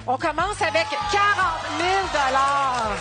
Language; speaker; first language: French; native; French